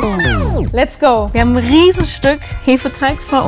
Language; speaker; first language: German; native; German